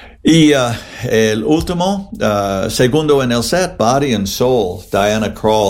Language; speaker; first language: Spanish; non-native, fluent; English